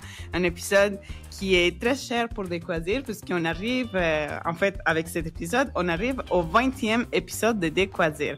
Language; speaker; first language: French; non-native, fluent; Spanish